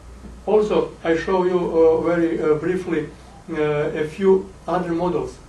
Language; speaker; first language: English; non-native, fluent; Serbian